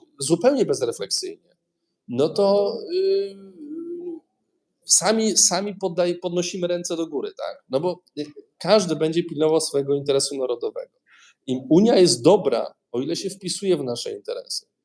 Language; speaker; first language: Polish; native; Polish